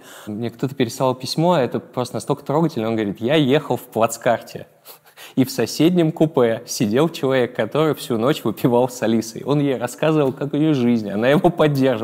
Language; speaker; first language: Russian; native; Russian